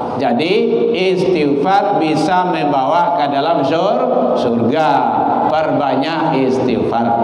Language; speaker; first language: Malay; non-native, local second language; Minangkabau